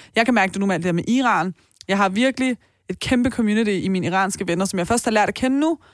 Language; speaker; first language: Danish; early bilingual, heritage; Serbian